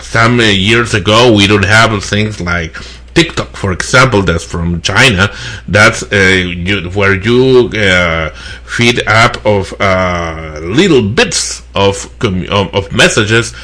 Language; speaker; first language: English; non-native, fluent; Spanish